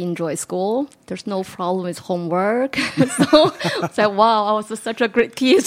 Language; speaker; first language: English; non-native, fluent; Chinese